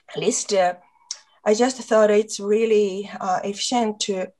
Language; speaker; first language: English; non-native, fluent; Japanese